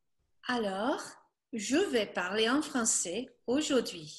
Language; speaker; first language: French; non-native, fluent; English